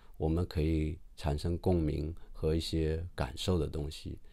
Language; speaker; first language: Chinese; native; Chinese